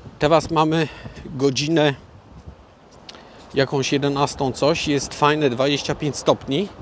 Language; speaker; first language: Polish; native; Polish